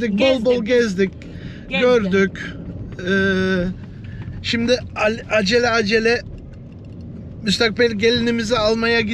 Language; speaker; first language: Turkish; early bilingual, heritage; Turkish